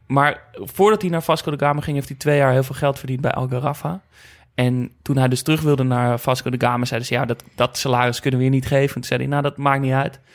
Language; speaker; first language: Dutch; native; Dutch